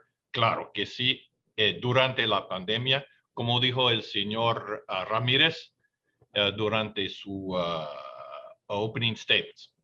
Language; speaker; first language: Spanish; non-native, fluent; English